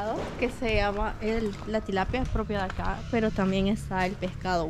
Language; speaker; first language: Spanish; native; Spanish